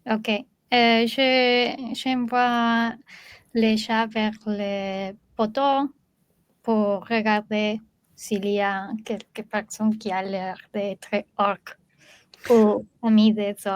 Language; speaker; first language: French; non-native, learner; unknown